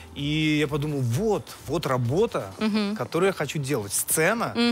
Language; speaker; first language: Russian; native; Russian